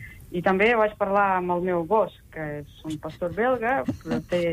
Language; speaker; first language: Catalan; non-native, fluent; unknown